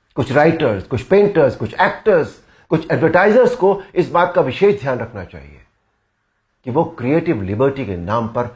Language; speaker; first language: Hindi; native; Hindi